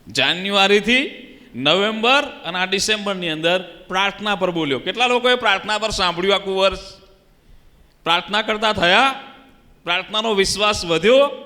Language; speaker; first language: Gujarati; native; Gujarati